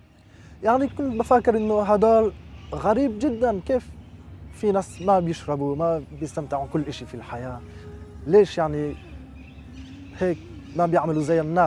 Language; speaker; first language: Arabic; non-native, fluent; French